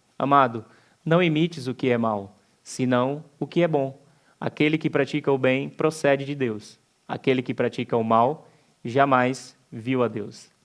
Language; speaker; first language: Portuguese; native; Portuguese